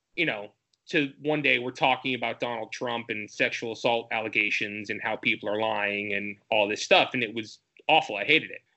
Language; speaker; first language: English; native; English